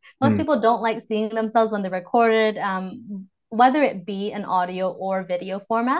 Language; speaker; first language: English; native; English